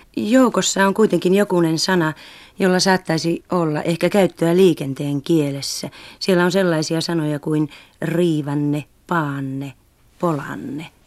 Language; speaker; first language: Finnish; native; Finnish